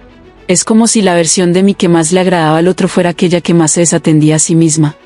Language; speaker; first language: Spanish; native; Spanish